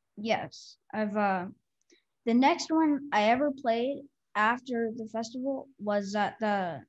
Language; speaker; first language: English; native; English